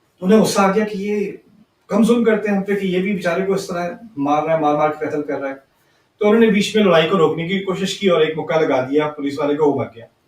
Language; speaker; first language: Urdu; early bilingual, heritage; Urdu